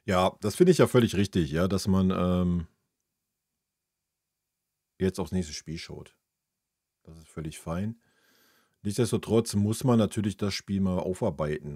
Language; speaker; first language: German; native; German